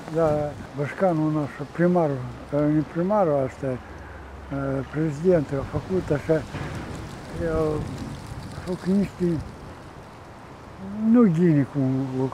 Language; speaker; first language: Romanian; non-native, local second language; Gagauz